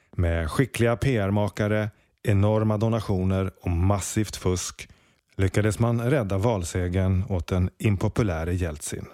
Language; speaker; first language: Swedish; native; Swedish